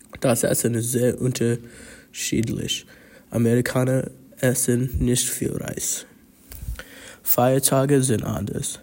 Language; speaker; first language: German; non-native, learner; Chinese